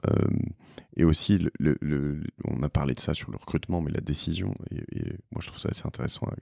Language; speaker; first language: French; native; French